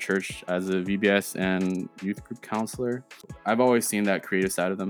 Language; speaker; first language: English; early bilingual, other home language; Chinese